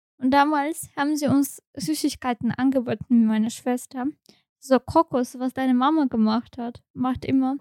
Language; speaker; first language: German; non-native, fluent; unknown